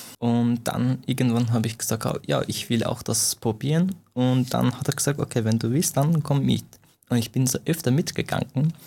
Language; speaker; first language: German; non-native, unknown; Persian